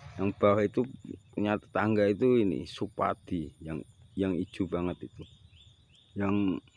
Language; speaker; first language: Indonesian; non-native, local second language; Javanese